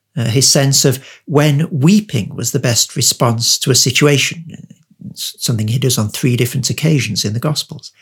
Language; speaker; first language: English; native; English